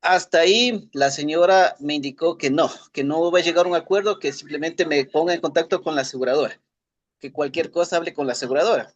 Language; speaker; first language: Spanish; native; Spanish